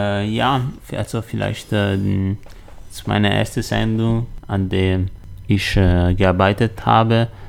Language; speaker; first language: German; non-native, learner; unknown